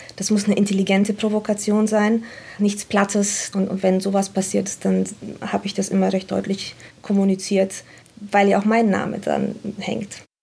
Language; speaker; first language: German; non-native, fluent; Romanian